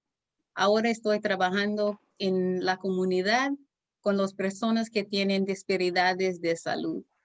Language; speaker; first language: Spanish; non-native, learner; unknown